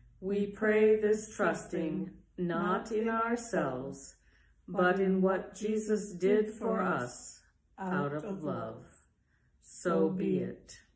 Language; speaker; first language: English; native; English